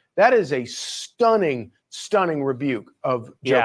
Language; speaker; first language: English; native; English